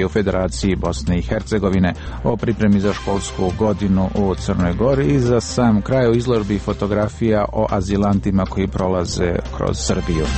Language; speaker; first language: Serbian; native; Serbian